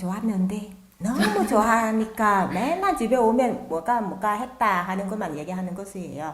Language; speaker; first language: Korean; non-native, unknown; Vietnamese